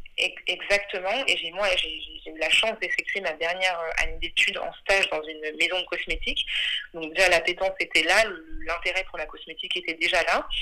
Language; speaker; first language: French; early bilingual, other home language; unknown